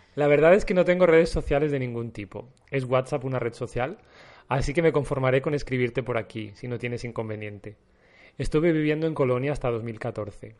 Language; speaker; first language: Spanish; native; Spanish